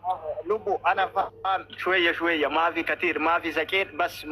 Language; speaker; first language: Arabic; non-native, learner; Oromo